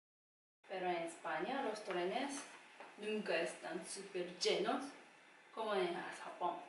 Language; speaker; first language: Spanish; non-native, learner; Japanese